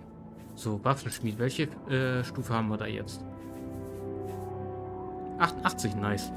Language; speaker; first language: German; native; German